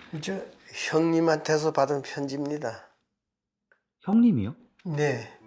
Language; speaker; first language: Korean; native; Korean